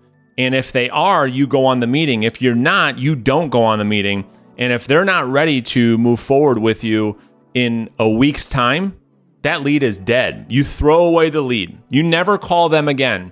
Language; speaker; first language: English; native; English